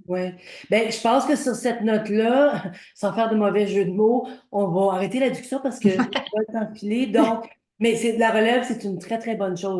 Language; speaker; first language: French; native; French